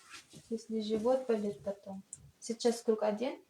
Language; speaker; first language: Russian; non-native, fluent; Filipino